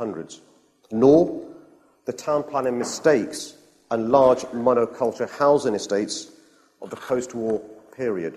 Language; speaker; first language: English; native; English